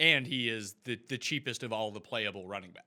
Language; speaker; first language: English; native; English